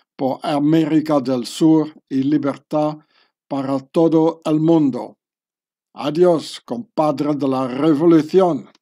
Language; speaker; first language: Spanish; non-native, learner; French